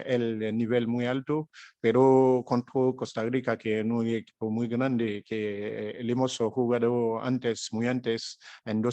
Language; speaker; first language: Spanish; non-native, fluent; French